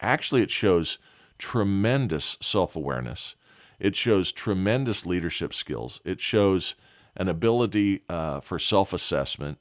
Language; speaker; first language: English; native; English